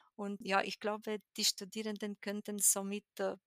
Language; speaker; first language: German; non-native, fluent; Romanian